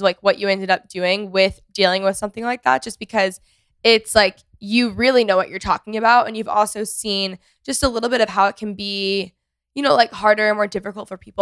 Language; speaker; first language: English; native; English